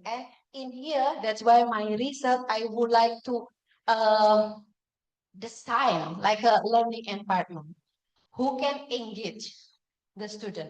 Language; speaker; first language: English; non-native, fluent; Indonesian